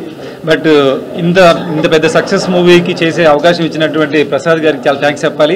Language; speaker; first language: Telugu; native; Telugu